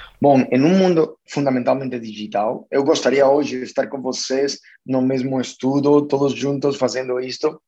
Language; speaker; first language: Portuguese; non-native, fluent; Spanish